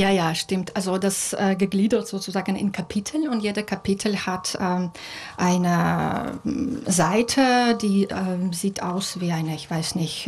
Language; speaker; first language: German; non-native, fluent; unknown